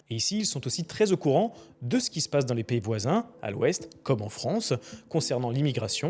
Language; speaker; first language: French; native; French